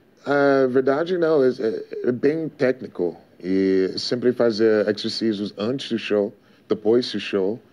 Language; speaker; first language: Portuguese; non-native, fluent; English